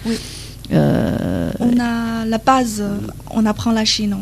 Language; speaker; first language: French; non-native, learner; Chinese